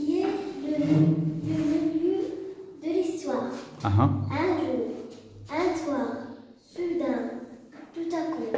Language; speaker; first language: French; non-native, learner; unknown